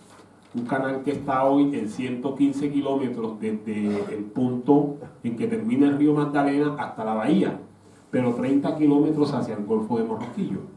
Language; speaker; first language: Spanish; native; Spanish